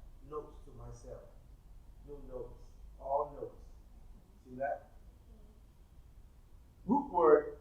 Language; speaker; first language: English; non-native, fluent; Thai